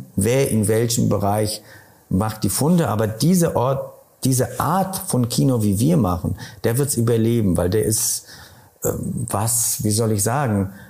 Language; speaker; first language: German; non-native, fluent; Polish